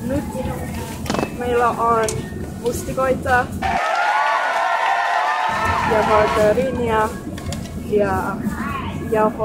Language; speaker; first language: Finnish; non-native, learner; English